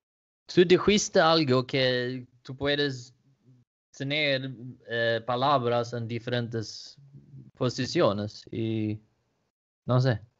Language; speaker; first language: Spanish; non-native, learner; Danish